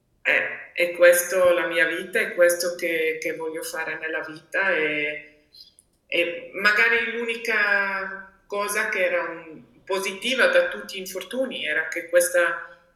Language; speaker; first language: Italian; non-native, local second language; German